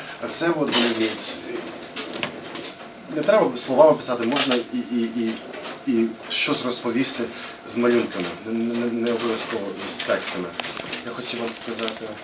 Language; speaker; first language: Ukrainian; early bilingual, heritage; English